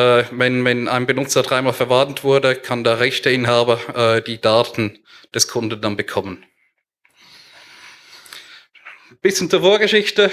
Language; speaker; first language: German; native; German